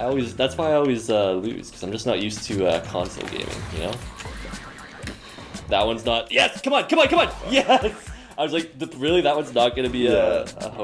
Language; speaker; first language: English; native; English